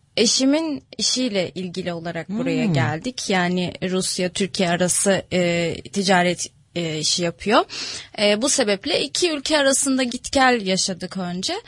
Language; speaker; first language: Turkish; non-native, fluent; Russian